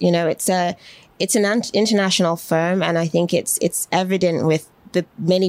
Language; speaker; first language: English; native; English